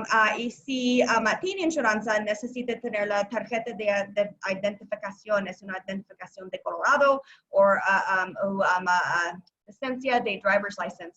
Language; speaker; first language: Spanish; non-native, learner; English